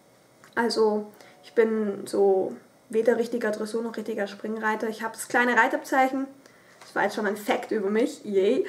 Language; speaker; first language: German; native; German